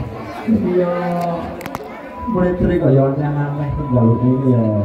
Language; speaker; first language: Indonesian; non-native, local second language; Javanese